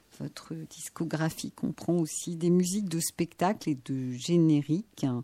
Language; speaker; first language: French; native; French